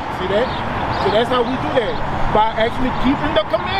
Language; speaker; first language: English; native; English